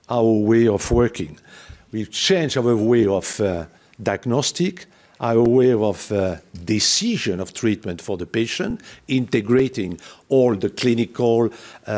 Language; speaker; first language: English; non-native, fluent; French